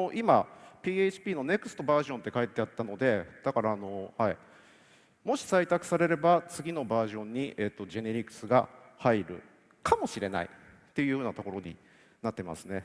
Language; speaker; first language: Japanese; native; Japanese